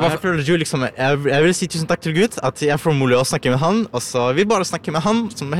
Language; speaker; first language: Norwegian; non-native, learner; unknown